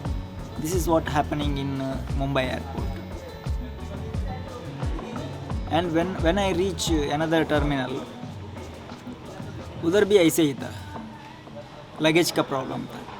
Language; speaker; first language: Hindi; non-native, local second language; Tulu